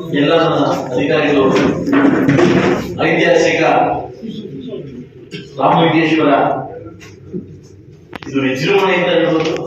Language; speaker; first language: Kannada; native; Kannada